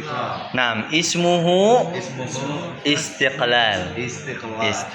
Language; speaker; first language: Arabic; non-native, fluent; Indonesian